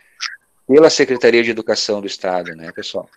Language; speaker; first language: Portuguese; native; Portuguese